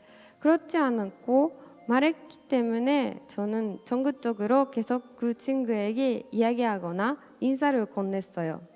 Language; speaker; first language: Korean; non-native, fluent; Japanese